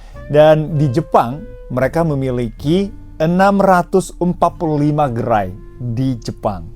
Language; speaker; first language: Indonesian; non-native, fluent; Japanese